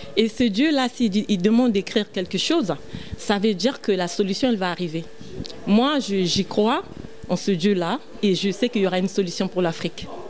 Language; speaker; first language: French; non-native, local second language; Lingala